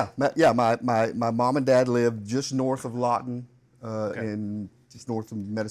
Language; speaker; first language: English; native; English